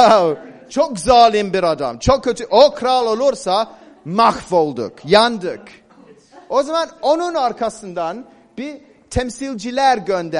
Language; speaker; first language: Turkish; non-native, fluent; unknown